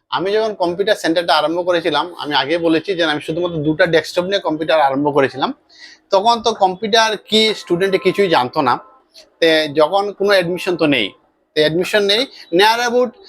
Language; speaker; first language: Bangla; native; Bangla